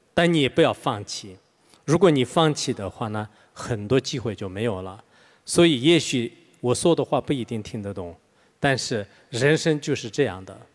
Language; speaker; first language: Chinese; non-native, local second language; Tibetan